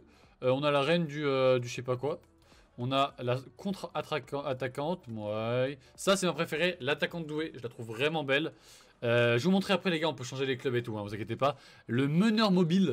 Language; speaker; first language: French; native; French